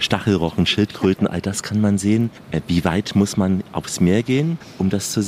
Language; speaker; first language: German; native; German